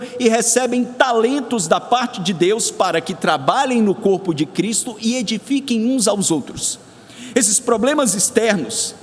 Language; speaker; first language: Portuguese; native; Portuguese